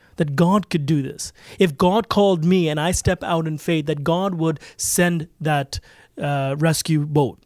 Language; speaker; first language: English; native; English